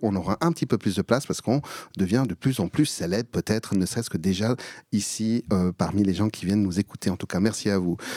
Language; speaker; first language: French; native; French